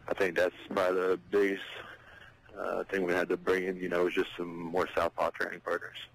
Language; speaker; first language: English; native; English